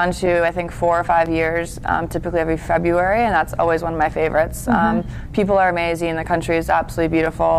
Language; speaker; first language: English; native; English